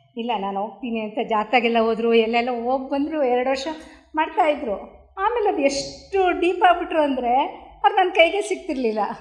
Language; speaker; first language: Kannada; native; Kannada